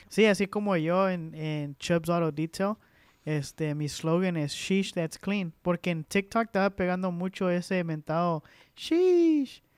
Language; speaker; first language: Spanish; early bilingual, heritage; Spanish